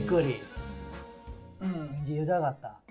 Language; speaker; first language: Korean; native; Korean